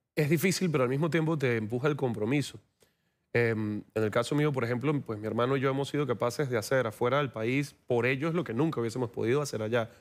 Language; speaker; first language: Spanish; native; Spanish